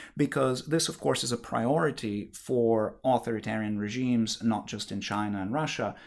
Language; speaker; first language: English; non-native, fluent; Bulgarian